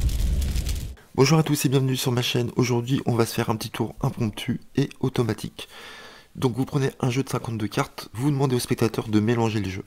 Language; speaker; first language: French; native; French